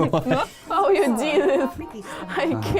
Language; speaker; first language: English; non-native, learner; Russian